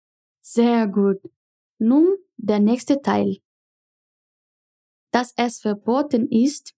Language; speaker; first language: German; non-native, fluent; Portuguese